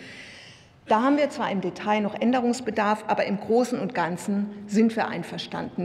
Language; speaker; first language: German; native; German